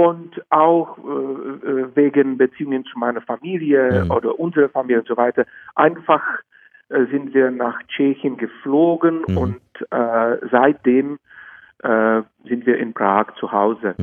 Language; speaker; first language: German; non-native, fluent; Czech